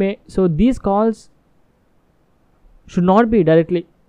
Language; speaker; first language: English; non-native, local second language; Telugu